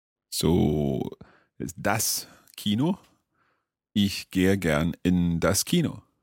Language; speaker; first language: German; non-native, learner; English